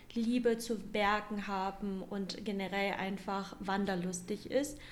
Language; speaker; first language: German; non-native, fluent; Vietnamese